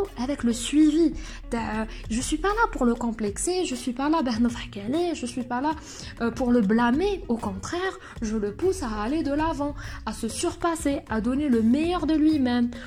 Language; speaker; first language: French; non-native, local second language; Arabic